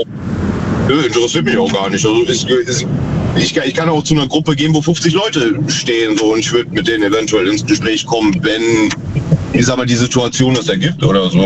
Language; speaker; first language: German; native; German